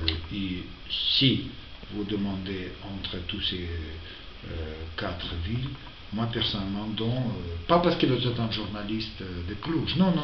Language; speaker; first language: French; non-native, fluent; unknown